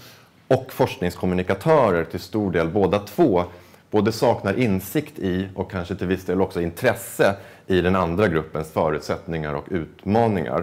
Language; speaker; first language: Swedish; native; Swedish